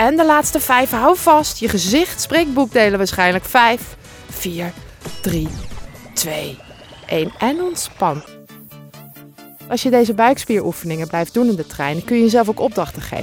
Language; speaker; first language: Dutch; native; Dutch